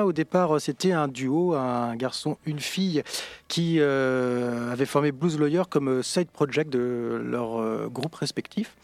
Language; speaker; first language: French; native; French